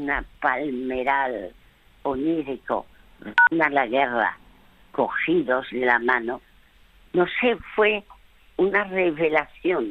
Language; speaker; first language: Spanish; early bilingual, other home language; French